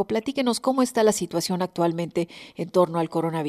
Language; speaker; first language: Spanish; native; Spanish